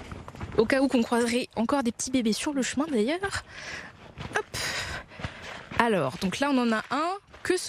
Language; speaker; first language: French; native; French